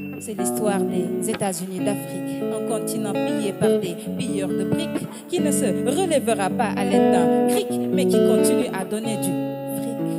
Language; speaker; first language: French; non-native, local second language; Wolof